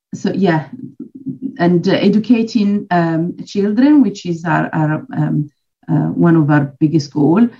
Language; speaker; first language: English; non-native, fluent; Italian